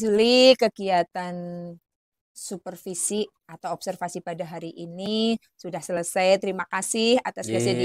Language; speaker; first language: Indonesian; native; Indonesian